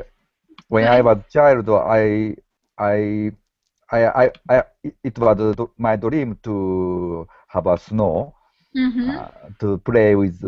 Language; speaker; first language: English; non-native, learner; Japanese